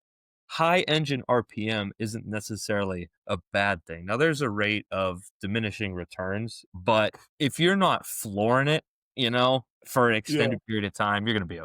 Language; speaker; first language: English; native; English